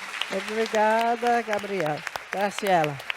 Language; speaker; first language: Portuguese; non-native, fluent; English